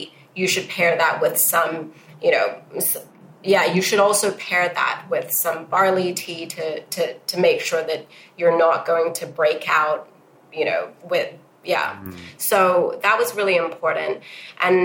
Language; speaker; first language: English; non-native, local second language; Cantonese